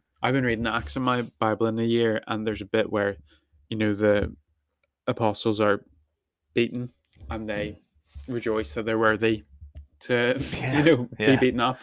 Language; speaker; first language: English; native; English